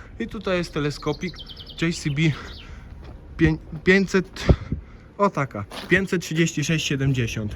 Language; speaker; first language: Polish; native; Polish